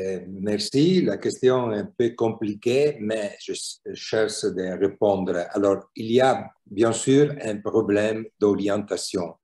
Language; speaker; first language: French; non-native, fluent; Italian